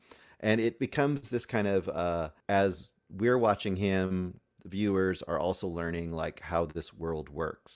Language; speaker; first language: English; native; English